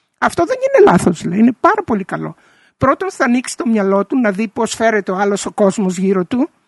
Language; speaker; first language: Greek; early bilingual, heritage; Greek